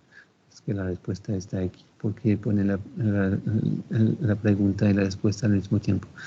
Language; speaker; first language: Spanish; non-native, fluent; French